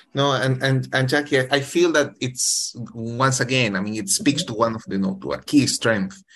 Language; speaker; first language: English; non-native, fluent; Spanish